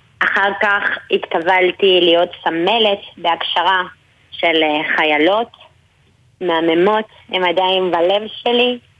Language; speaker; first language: Hebrew; non-native, fluent; Spanish